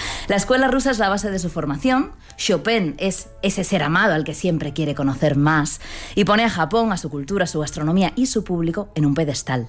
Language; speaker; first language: Spanish; native; Spanish